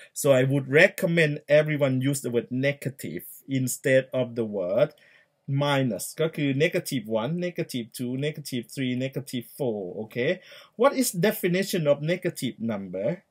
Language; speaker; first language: English; non-native, fluent; Thai